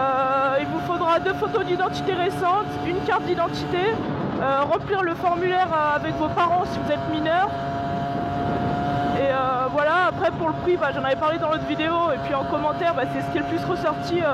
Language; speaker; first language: French; native; French